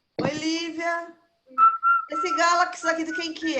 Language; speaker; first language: Portuguese; native; Portuguese